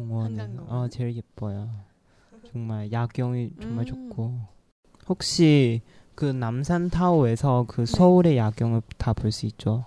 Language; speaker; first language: Korean; non-native, learner; Chinese